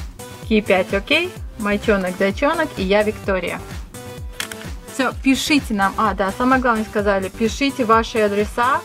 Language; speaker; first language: Russian; native; Russian